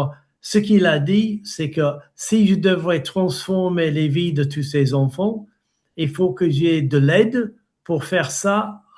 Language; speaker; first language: French; non-native, fluent; English